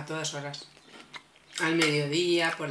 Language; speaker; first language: Spanish; native; Spanish